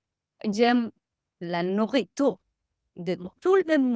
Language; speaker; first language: French; non-native, learner; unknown